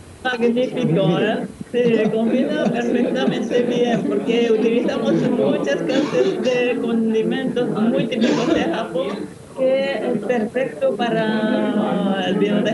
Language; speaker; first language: Spanish; non-native, learner; Japanese